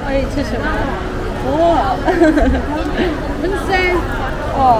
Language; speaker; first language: Chinese; non-native, learner; Armenian